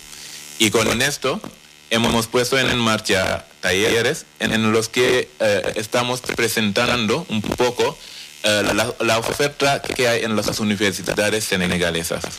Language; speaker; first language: Spanish; non-native, fluent; Wolof